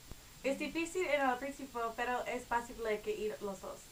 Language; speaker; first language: Spanish; non-native, learner; English